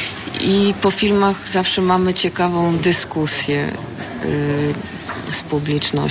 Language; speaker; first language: Polish; early bilingual, heritage; Polish